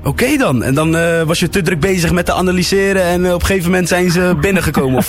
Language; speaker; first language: Dutch; native; Dutch